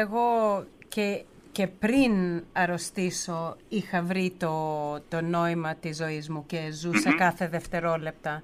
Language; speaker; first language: Greek; early bilingual, heritage; Greek